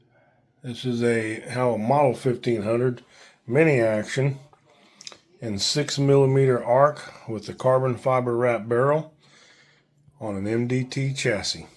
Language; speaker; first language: English; native; English